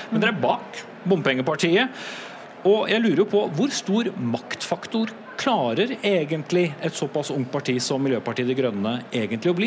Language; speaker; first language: Norwegian; native; Norwegian